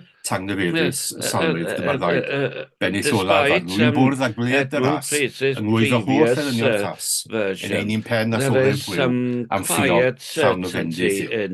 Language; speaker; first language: Welsh; native; Welsh